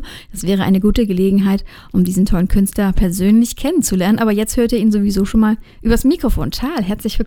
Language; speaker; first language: German; native; German